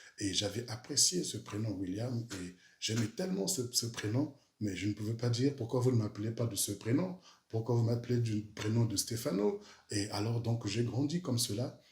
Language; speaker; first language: French; early bilingual, other home language; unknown